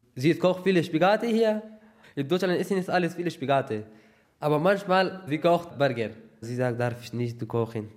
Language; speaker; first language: German; non-native, learner; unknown